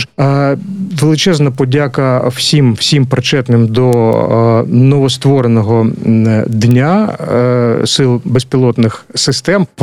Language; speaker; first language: Ukrainian; native; Ukrainian